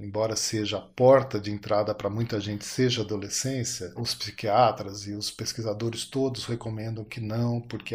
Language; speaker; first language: Portuguese; native; Portuguese